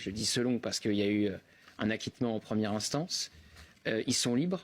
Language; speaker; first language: French; native; French